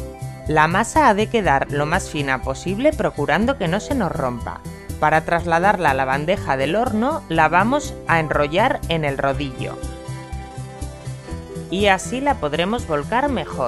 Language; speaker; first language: Spanish; native; Spanish